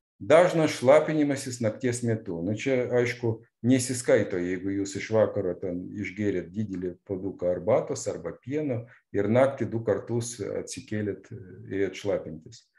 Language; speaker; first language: Lithuanian; non-native, local second language; Russian